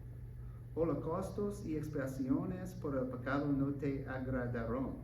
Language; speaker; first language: Spanish; non-native, learner; English